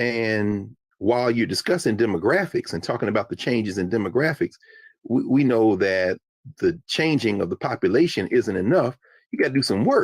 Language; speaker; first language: English; native; English